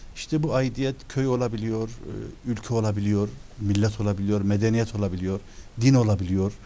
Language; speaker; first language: Turkish; early bilingual, other home language; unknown